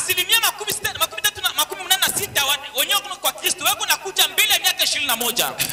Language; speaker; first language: Swahili; native; Swahili